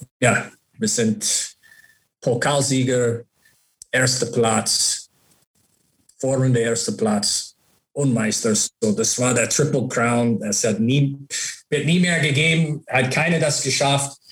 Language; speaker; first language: German; non-native, learner; English